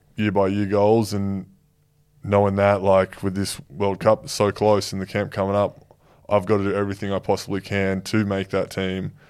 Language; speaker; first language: English; native; English